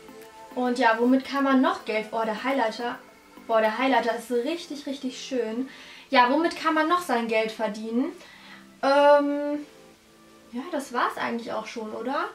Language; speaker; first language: German; native; German